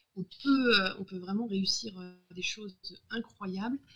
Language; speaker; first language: French; native; French